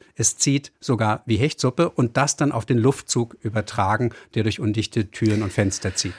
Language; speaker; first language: German; native; German